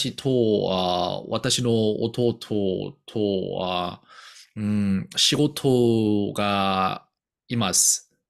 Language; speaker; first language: Japanese; non-native, learner; Korean